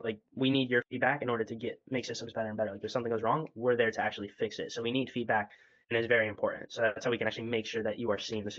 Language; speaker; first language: English; native; English